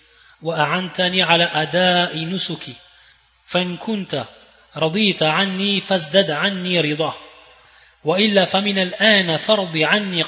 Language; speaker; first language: Arabic; non-native, fluent; French